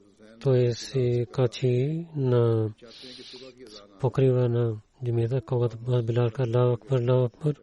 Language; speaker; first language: Bulgarian; non-native, learner; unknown